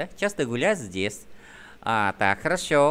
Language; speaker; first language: Russian; non-native, fluent; Vietnamese